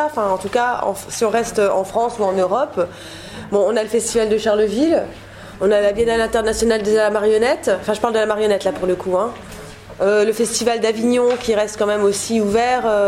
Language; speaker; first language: French; native; French